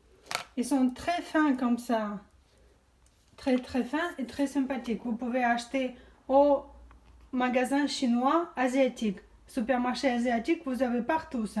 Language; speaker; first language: French; non-native, fluent; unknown